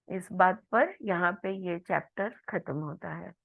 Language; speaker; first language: Hindi; non-native, local second language; Marathi